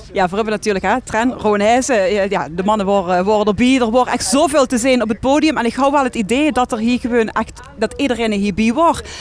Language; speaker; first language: Dutch; native; Dutch